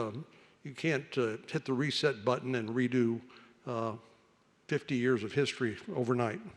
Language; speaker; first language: English; native; English